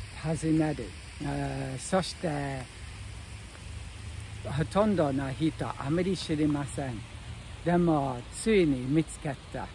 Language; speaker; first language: Japanese; non-native, learner; English